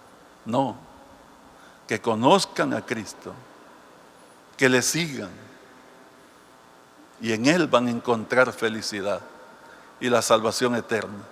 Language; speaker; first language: Spanish; native; Spanish